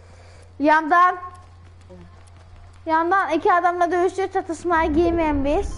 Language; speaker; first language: Turkish; early bilingual, heritage; Turkish